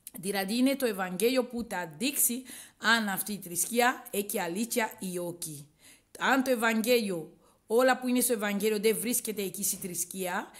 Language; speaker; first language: Greek; non-native, learner; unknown